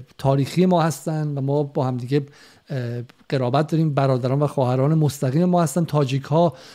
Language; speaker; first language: Persian; native; Persian